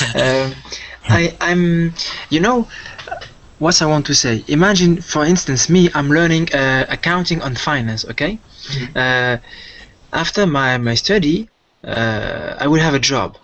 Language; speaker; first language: English; non-native, fluent; French